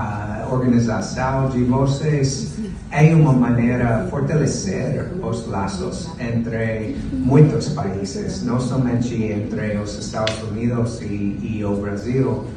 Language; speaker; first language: Portuguese; non-native, fluent; English